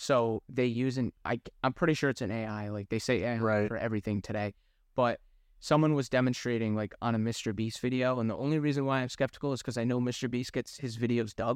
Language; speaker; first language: English; native; English